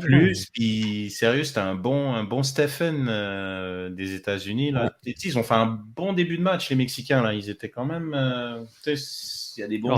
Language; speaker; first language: French; native; French